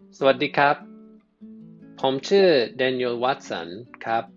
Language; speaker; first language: Thai; non-native, fluent; English